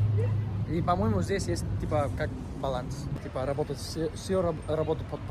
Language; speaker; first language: Russian; non-native, learner; Spanish